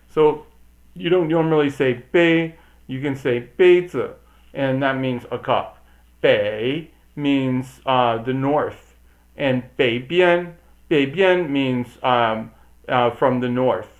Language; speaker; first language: English; native; English